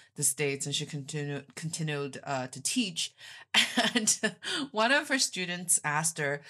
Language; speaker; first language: English; non-native, fluent; Chinese